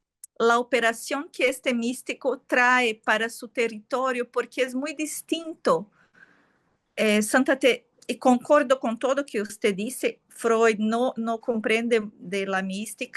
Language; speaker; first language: Spanish; non-native, fluent; Portuguese